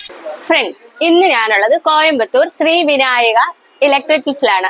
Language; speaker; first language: Malayalam; native; Malayalam